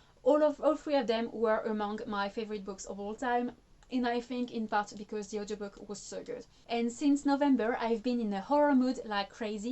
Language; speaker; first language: English; non-native, fluent; French